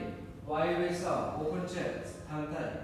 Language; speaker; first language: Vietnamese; non-native, learner; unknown